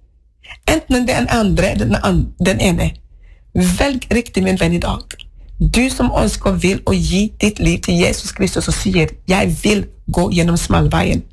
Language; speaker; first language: Norwegian; non-native, fluent; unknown